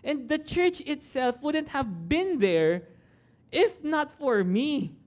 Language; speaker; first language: English; non-native, local second language; Filipino